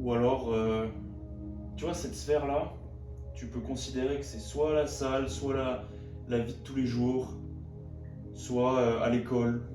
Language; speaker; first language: French; native; French